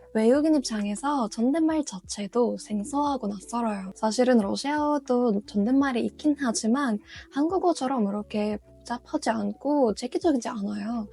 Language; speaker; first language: Korean; non-native, fluent; Russian